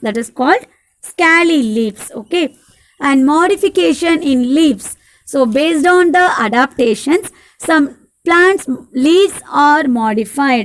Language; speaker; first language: English; non-native, local second language; Tamil